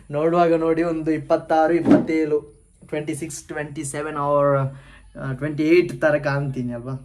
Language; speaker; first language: Kannada; non-native, local second language; Tulu